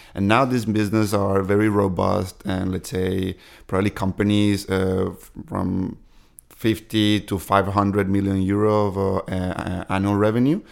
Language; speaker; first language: English; non-native, fluent; Spanish